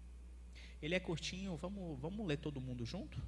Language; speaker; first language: Portuguese; native; Portuguese